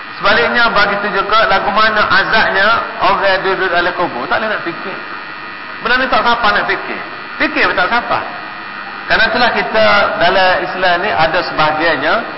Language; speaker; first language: Malay; native; Malay